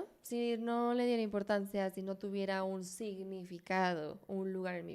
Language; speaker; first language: Spanish; native; Spanish